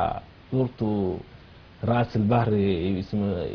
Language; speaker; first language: Arabic; non-native, fluent; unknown